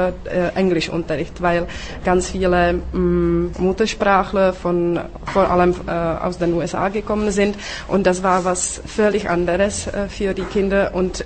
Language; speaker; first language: German; non-native, fluent; Czech